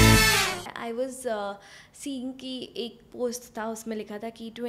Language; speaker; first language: Hindi; native; Hindi